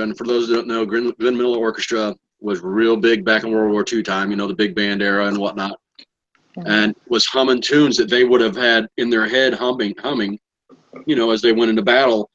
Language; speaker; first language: English; native; English